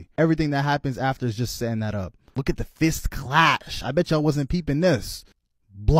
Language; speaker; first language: English; native; English